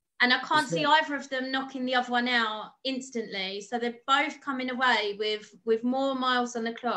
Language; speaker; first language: English; native; English